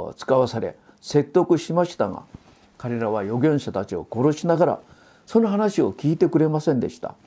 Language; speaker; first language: Japanese; non-native, fluent; Korean